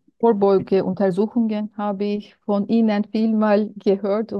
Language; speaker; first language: German; non-native, learner; Turkish